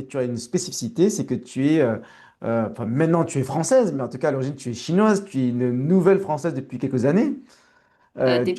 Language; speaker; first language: French; native; French